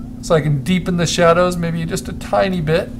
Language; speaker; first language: English; native; English